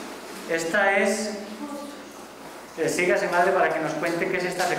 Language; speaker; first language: Spanish; native; Spanish